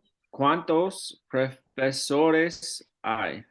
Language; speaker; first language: Spanish; non-native, learner; English